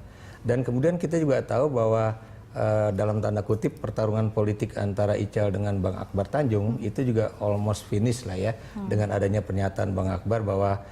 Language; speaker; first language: Indonesian; native; Indonesian